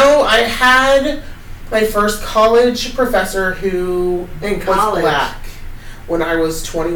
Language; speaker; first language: English; native; English